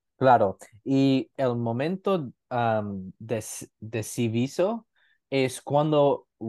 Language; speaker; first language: Spanish; non-native, learner; English